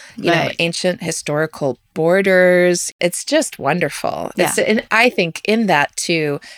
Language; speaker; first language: English; native; English